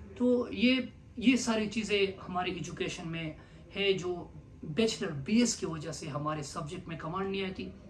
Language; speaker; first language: Urdu; non-native, local second language; Pashto